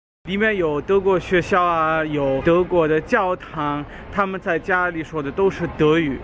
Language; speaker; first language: Chinese; non-native, fluent; German